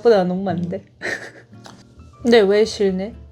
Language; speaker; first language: Korean; non-native, fluent; Russian